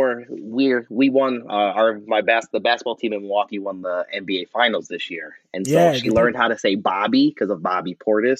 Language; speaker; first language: English; native; English